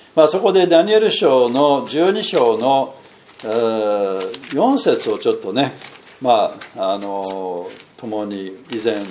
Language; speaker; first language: Japanese; non-native, fluent; English